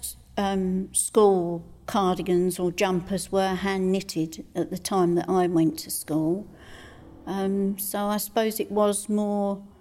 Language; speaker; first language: English; native; English